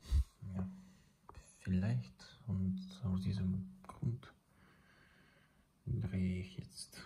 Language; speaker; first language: German; non-native, learner; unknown